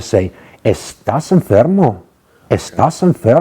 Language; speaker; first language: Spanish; non-native, fluent; English